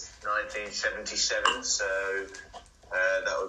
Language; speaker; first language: English; native; English